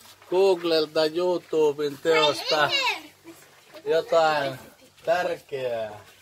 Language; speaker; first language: Finnish; native; Finnish